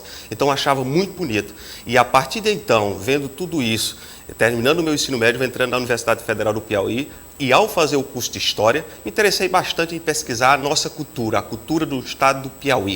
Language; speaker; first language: Portuguese; native; Portuguese